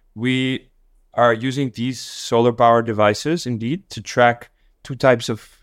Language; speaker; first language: English; non-native, local second language; Dutch